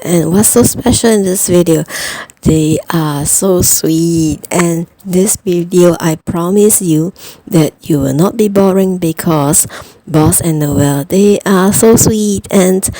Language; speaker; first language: English; non-native, fluent; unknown